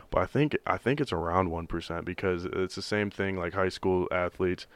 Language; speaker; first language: English; native; English